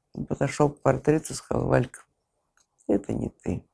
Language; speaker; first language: Russian; native; Russian